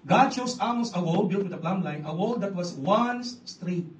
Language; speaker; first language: English; non-native, local second language; Filipino